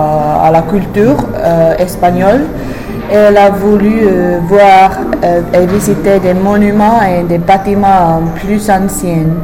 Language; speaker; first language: French; non-native, learner; English